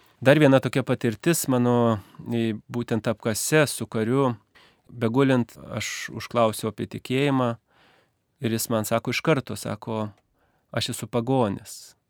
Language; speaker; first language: Lithuanian; native; Lithuanian